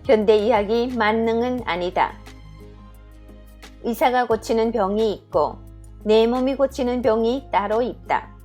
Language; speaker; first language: Korean; native; Korean